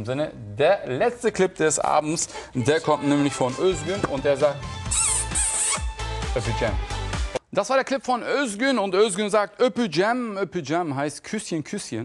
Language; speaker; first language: German; native; German